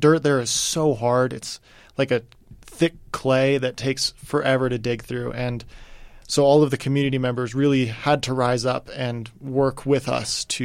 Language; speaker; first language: English; native; English